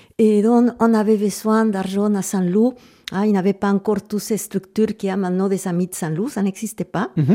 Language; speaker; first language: French; non-native, fluent; Spanish